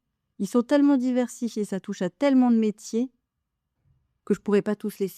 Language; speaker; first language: French; native; French